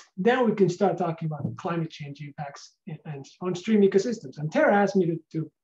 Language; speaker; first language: English; non-native, fluent; Spanish